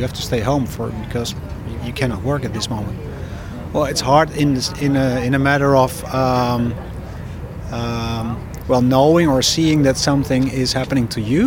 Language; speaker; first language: English; non-native, fluent; Dutch